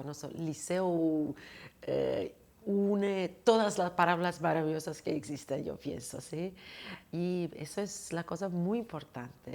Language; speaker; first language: Spanish; non-native, fluent; Georgian